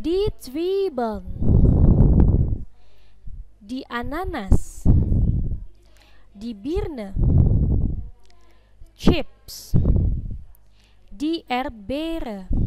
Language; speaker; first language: German; non-native, fluent; Indonesian